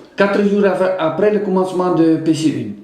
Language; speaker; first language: French; non-native, fluent; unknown